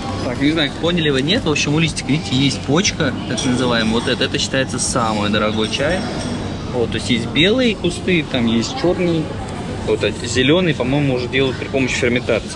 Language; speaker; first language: Russian; native; Russian